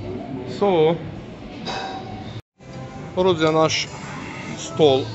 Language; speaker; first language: Russian; non-native, learner; Turkish